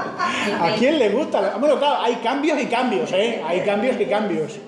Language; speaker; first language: Spanish; native; Spanish